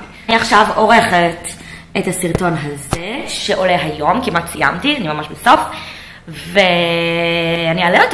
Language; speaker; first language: Hebrew; native; Hebrew